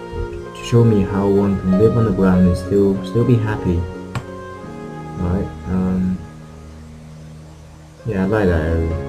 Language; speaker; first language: English; native; English